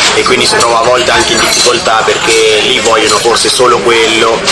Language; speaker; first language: Italian; native; Italian